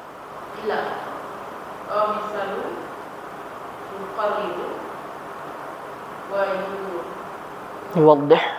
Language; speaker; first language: Arabic; non-native, learner; Indonesian